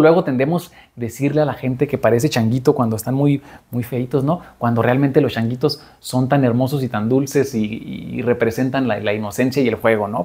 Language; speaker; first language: Spanish; native; Spanish